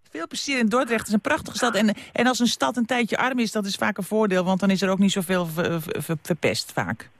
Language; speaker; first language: Dutch; native; Dutch